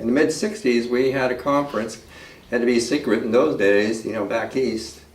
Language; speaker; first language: English; native; English